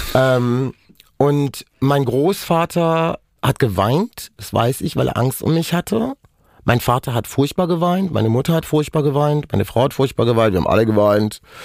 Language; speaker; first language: German; non-native, local second language; Romany